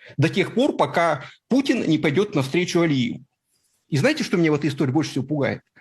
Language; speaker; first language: Russian; native; Russian